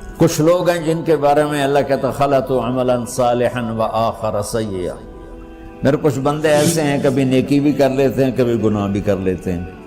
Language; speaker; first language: Urdu; non-native, local second language; Punjabi